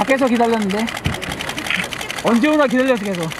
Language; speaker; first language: Korean; native; Korean